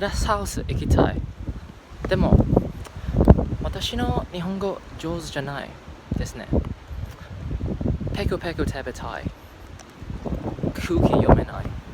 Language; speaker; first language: Japanese; non-native, learner; English